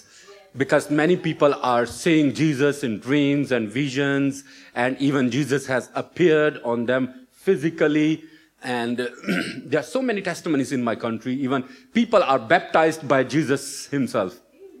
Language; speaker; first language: English; non-native, local second language; Urdu